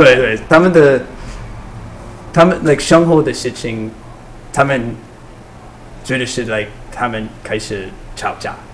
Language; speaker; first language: Chinese; non-native, learner; English